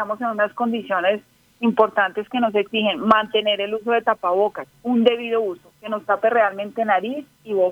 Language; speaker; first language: Spanish; native; Spanish